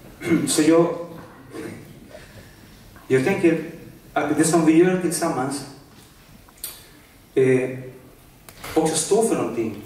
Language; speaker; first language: Swedish; non-native, fluent; Spanish